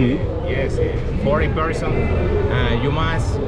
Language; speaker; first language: English; non-native, learner; Spanish